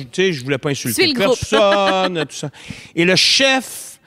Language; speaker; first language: French; native; French